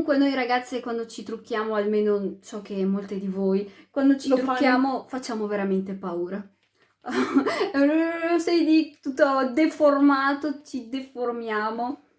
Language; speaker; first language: Italian; early bilingual, other home language; Arabic